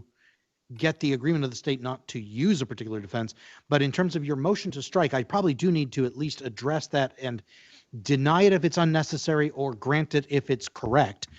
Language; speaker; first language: English; native; English